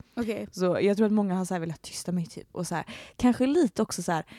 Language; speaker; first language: Swedish; early bilingual, other home language; Arabic